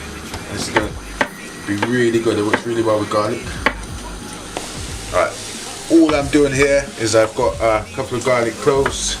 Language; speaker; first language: English; native; English